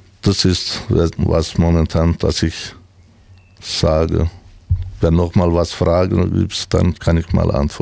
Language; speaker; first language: German; non-native, learner; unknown